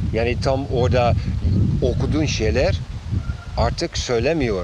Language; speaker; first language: Turkish; non-native, fluent; Dutch